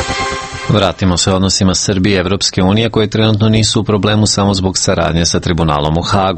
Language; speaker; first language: Serbian; native; Serbian